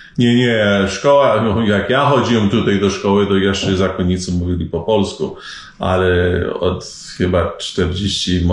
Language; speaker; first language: Polish; early bilingual, heritage; Polish